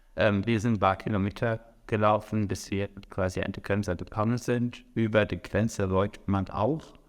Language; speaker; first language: German; non-native, fluent; Arabic